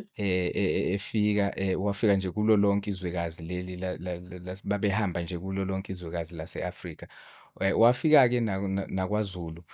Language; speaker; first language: Zulu; native; Zulu